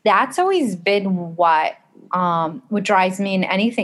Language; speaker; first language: English; early bilingual, other home language; Spanish